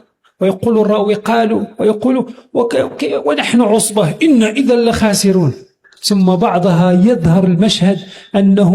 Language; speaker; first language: Arabic; native; Arabic